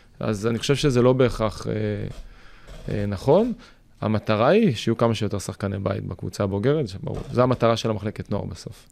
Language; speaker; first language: Hebrew; native; Hebrew